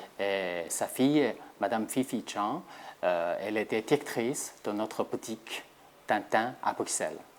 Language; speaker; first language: French; non-native, fluent; Chinese